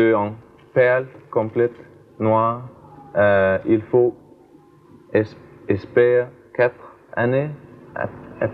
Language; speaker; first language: French; non-native, learner; Danish